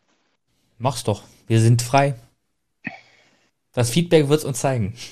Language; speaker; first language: German; native; German